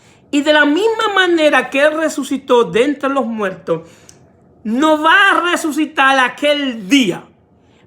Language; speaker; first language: Spanish; native; Spanish